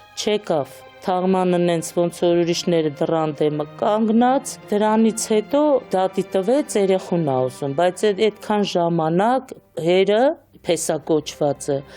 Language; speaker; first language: Armenian; native; Armenian